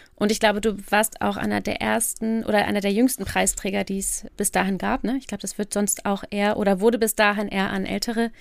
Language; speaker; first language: German; native; German